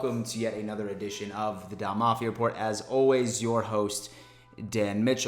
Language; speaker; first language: English; native; English